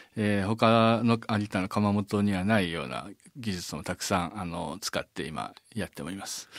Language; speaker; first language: Japanese; native; Japanese